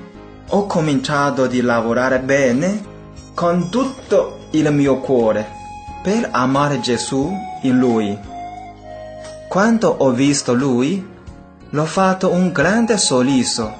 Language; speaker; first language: Italian; non-native, fluent; Chinese